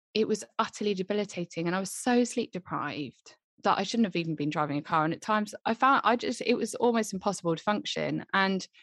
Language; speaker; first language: English; native; English